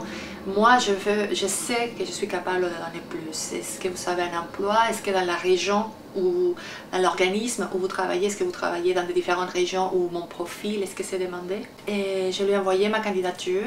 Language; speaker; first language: French; non-native, fluent; Spanish